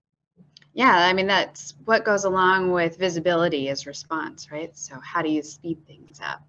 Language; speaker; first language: English; native; English